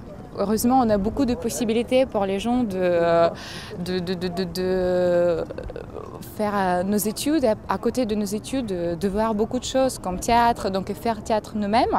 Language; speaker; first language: French; non-native, fluent; Russian